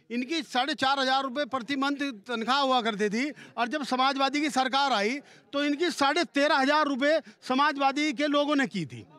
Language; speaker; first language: Hindi; native; Hindi